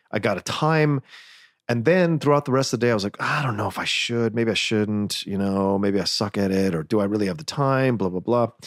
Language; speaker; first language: English; native; English